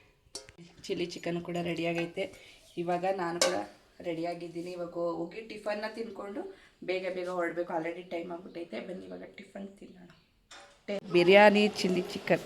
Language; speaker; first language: Kannada; native; Kannada